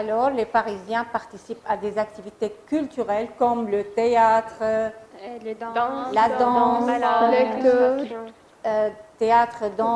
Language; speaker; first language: French; non-native, fluent; Arabic